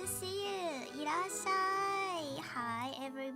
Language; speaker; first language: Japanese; native; Japanese